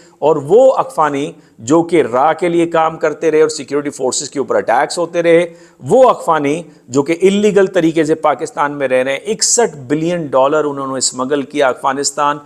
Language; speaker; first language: Urdu; non-native, local second language; Sindhi